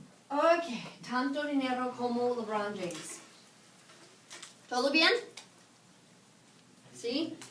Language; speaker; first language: Spanish; non-native, fluent; English